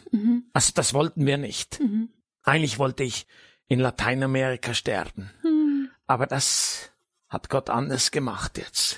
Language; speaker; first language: German; native; German